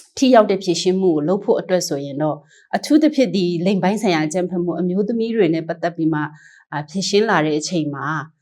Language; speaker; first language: Burmese; non-native, local second language; Kachin